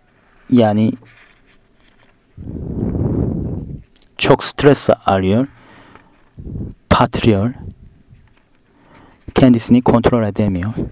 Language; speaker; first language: Turkish; non-native, fluent; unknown